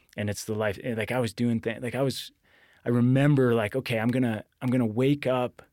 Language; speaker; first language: English; native; English